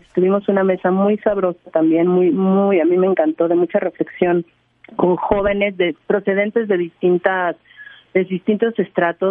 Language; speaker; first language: Spanish; native; Spanish